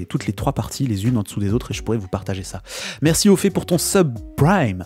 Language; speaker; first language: French; native; French